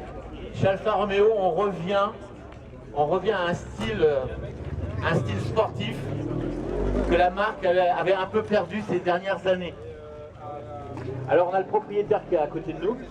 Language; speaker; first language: French; native; French